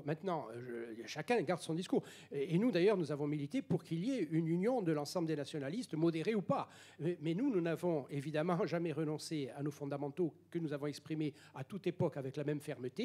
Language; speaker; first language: French; native; French